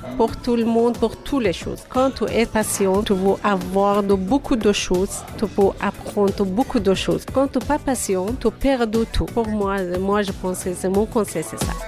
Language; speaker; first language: French; non-native, learner; Persian